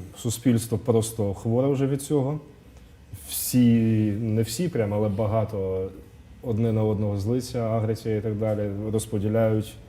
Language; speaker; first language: Ukrainian; non-native, local second language; Russian